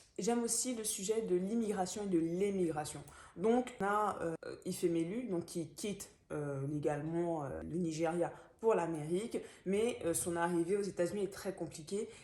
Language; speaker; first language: French; native; French